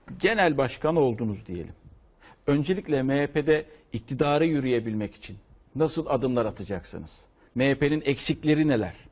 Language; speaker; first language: Turkish; native; Turkish